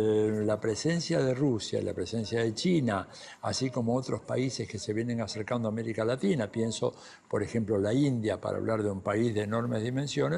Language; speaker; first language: Spanish; native; Spanish